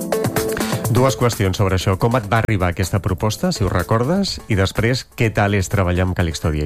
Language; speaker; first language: Catalan; native; Catalan